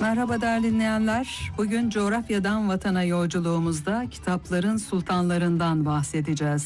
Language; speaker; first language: Turkish; native; Turkish